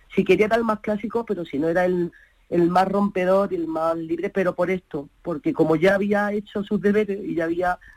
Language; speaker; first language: Spanish; native; Spanish